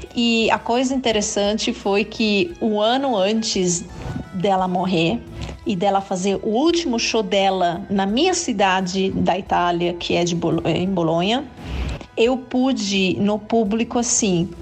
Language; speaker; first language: Portuguese; non-native, fluent; Italian